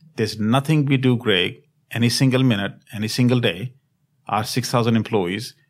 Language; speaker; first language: English; non-native, local second language; Hindi